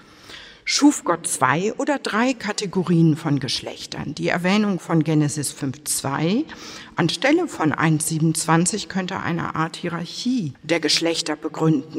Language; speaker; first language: German; native; German